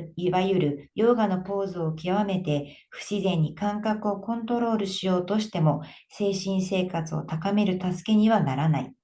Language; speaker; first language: Japanese; native; Japanese